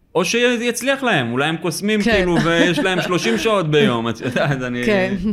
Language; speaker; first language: Hebrew; native; Hebrew